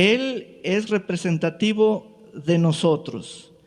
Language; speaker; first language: Spanish; native; Spanish